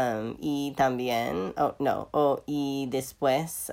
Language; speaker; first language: Spanish; non-native, learner; English